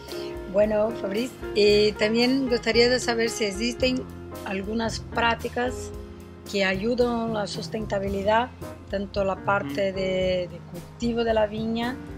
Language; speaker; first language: Spanish; non-native, fluent; Portuguese